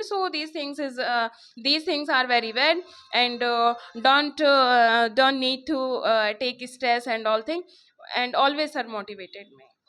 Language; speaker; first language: English; non-native, local second language; Hindi